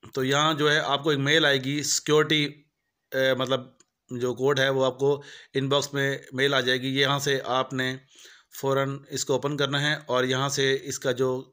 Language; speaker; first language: Urdu; non-native, local second language; Punjabi